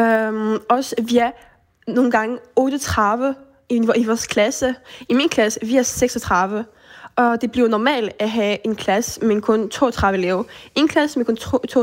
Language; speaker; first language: Danish; early bilingual, heritage; Danish